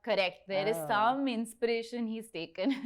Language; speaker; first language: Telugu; non-native, local second language; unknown